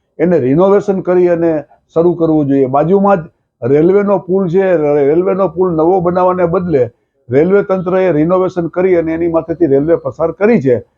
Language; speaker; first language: Gujarati; native; Gujarati